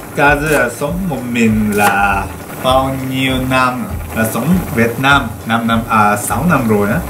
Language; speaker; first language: Vietnamese; non-native, learner; Japanese